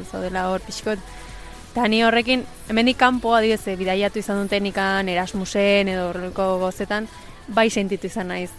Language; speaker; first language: Basque; early bilingual, other home language; Spanish